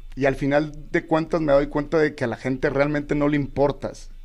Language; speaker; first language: Spanish; native; Spanish